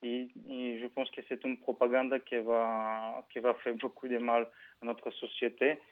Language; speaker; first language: French; non-native, fluent; Bulgarian